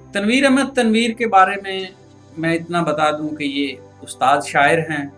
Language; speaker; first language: Urdu; non-native, local second language; Punjabi